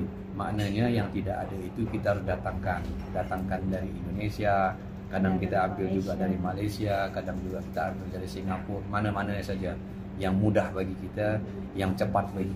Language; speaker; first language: Indonesian; native; Indonesian